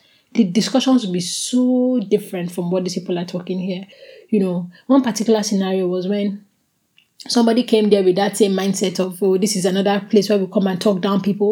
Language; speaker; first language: English; non-native, local second language; Igbo